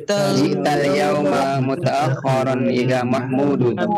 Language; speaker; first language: Arabic; non-native, learner; Indonesian